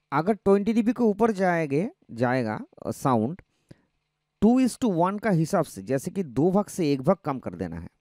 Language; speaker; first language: Hindi; non-native, local second language; Bangla